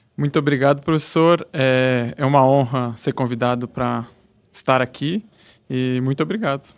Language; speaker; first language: Portuguese; native; Portuguese